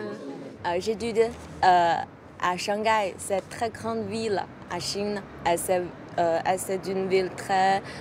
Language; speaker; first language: French; non-native, learner; Chinese